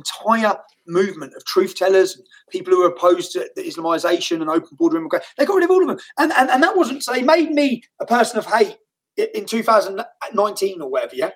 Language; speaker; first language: English; native; English